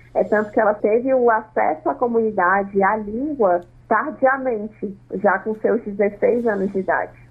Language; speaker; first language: Portuguese; non-native, local second language; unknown